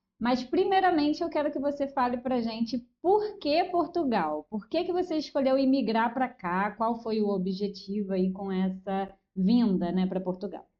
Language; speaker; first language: Portuguese; native; Portuguese